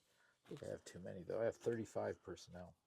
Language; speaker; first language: English; native; English